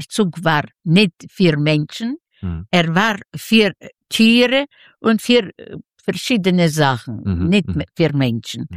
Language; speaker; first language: German; non-native, fluent; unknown